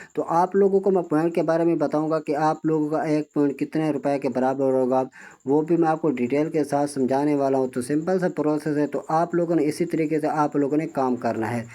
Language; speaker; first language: Urdu; non-native, local second language; Punjabi